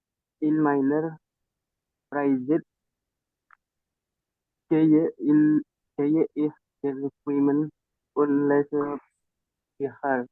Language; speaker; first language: German; non-native, learner; Indonesian